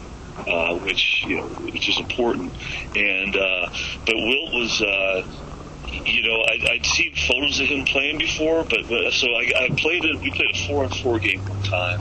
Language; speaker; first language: English; native; English